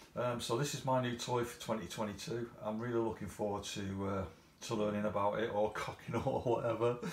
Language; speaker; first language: English; native; English